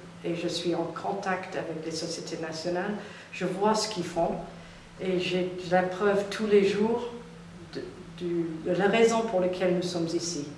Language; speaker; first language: French; non-native, fluent; English